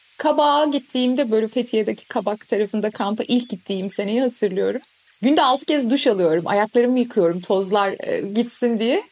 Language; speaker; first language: Turkish; native; Turkish